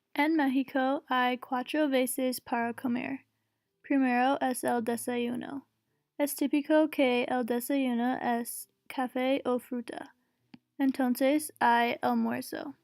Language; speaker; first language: Spanish; non-native, learner; English